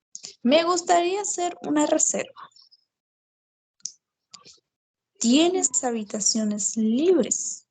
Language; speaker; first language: Spanish; non-native, learner; Portuguese